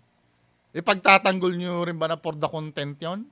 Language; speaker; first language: Filipino; native; Filipino